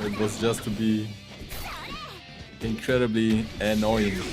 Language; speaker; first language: English; non-native, fluent; German